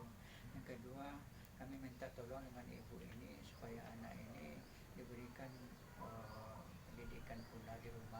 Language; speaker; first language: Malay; non-native, local second language; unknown